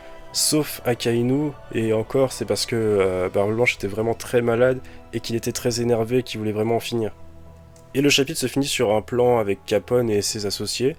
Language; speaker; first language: French; native; French